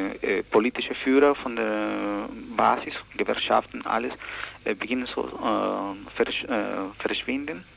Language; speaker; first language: German; non-native, learner; Spanish